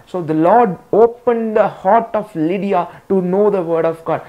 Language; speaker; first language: English; non-native, local second language; Tamil